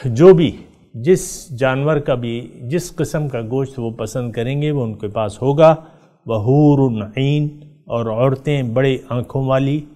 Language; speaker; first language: Urdu; native; Urdu